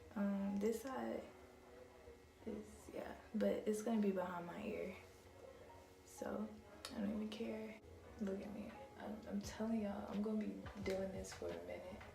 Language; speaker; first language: English; native; English